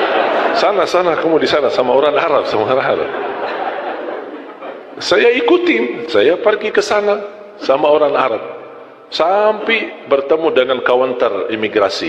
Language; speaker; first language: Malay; non-native, fluent; Arabic